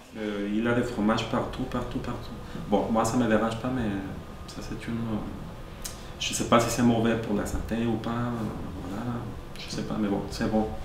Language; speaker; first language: French; non-native, fluent; Spanish